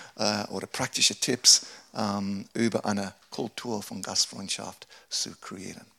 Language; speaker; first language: German; non-native, fluent; English